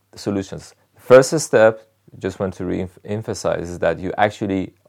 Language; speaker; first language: English; non-native, fluent; Persian